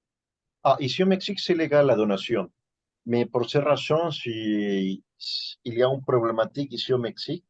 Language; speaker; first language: French; non-native, learner; Spanish